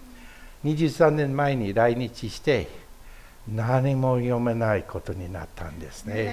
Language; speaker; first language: Japanese; non-native, fluent; English